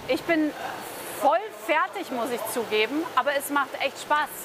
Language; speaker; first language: German; native; German